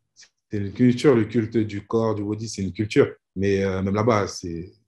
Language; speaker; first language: French; native; French